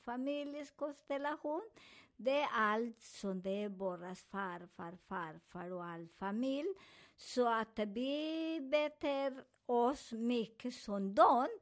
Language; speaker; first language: Swedish; non-native, learner; Spanish